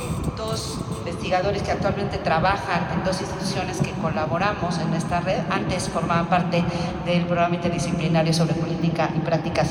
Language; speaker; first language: Spanish; native; Spanish